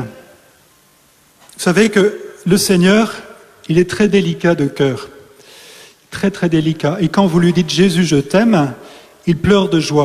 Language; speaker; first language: French; native; French